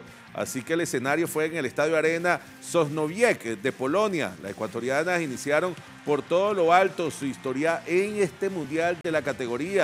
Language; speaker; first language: Spanish; native; Spanish